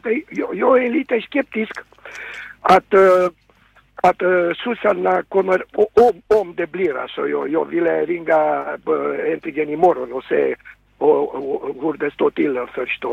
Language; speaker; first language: Swedish; non-native, fluent; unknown